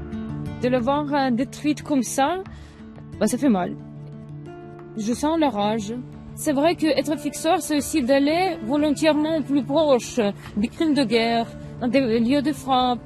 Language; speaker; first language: French; non-native, fluent; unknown